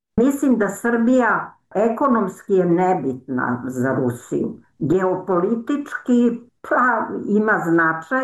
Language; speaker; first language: Serbian; native; Serbian